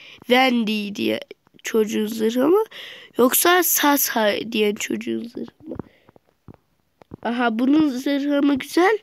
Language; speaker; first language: Turkish; native; Turkish